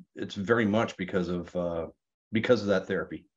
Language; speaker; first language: English; native; English